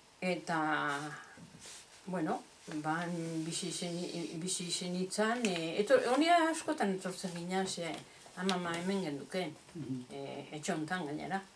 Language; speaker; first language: Basque; native; Basque